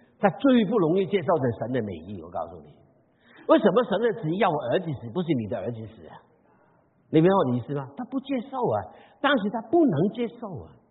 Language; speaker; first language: Chinese; non-native, local second language; Cantonese